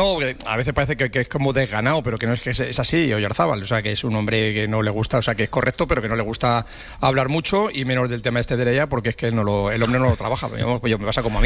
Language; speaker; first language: Spanish; native; Spanish